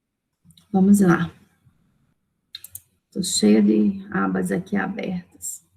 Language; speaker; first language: Portuguese; native; Portuguese